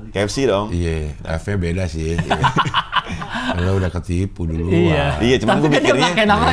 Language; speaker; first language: Indonesian; early bilingual, other home language; Fula